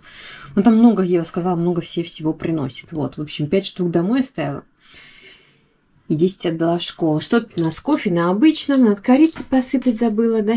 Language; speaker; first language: Russian; native; Russian